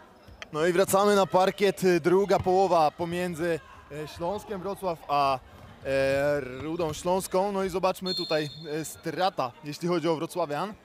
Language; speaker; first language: Polish; native; Polish